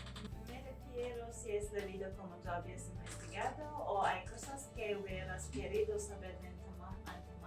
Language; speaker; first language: Spanish; non-native, fluent; Turkish